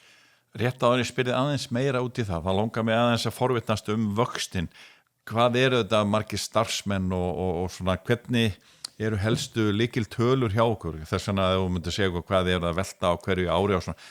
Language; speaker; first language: Icelandic; native; Icelandic